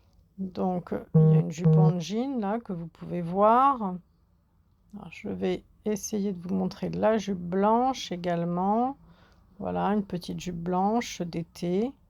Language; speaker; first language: French; native; French